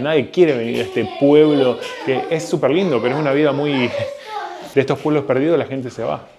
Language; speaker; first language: Spanish; native; Spanish